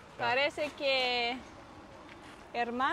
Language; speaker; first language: Spanish; non-native, learner; Danish